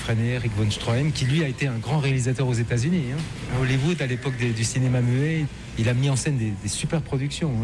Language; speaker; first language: French; native; French